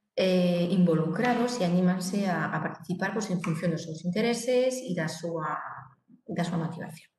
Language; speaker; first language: Spanish; non-native, local second language; Galician